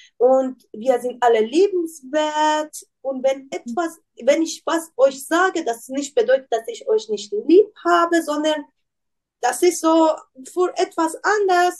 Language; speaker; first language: German; non-native, learner; Persian